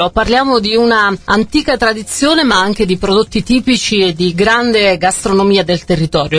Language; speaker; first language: Italian; native; Italian